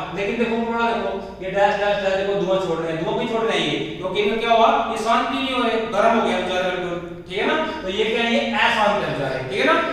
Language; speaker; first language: Hindi; native; Hindi